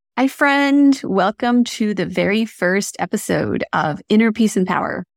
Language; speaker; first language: English; early bilingual, other home language; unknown